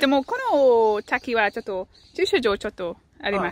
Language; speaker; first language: Japanese; non-native, learner; English